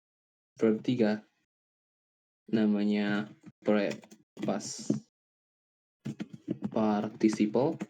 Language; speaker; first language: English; non-native, learner; Indonesian